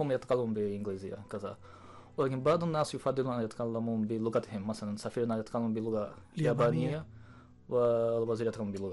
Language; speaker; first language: Arabic; non-native, learner; Japanese